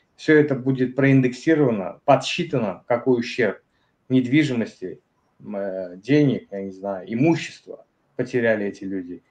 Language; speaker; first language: Russian; non-native, local second language; Azerbaijani